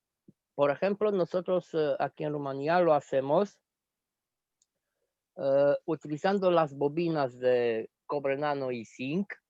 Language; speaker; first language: Spanish; non-native, fluent; Romanian